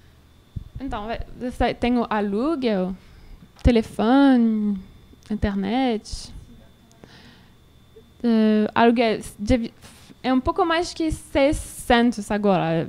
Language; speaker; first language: Portuguese; non-native, learner; French